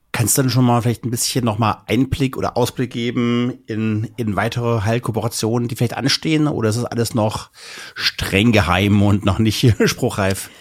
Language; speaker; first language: German; native; German